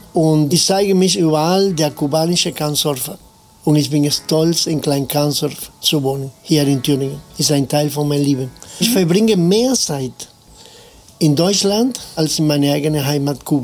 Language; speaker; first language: German; non-native, fluent; Spanish